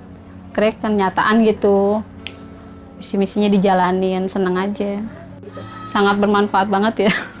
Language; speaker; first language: Indonesian; native; Indonesian